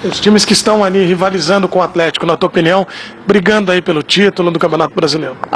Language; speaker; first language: Portuguese; native; Portuguese